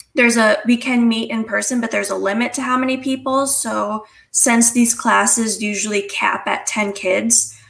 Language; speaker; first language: English; native; English